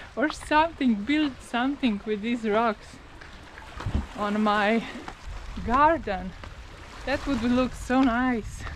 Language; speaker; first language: English; non-native, learner; Slovenian